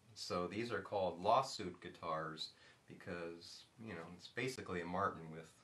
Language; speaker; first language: English; native; English